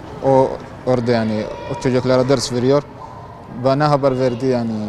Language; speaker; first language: Turkish; non-native, learner; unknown